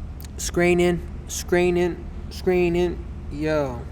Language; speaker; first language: English; native; English